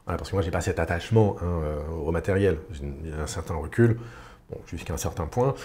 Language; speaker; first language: French; native; French